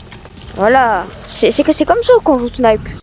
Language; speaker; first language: French; native; French